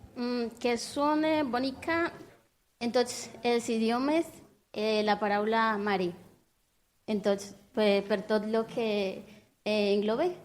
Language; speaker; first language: Catalan; non-native, learner; Spanish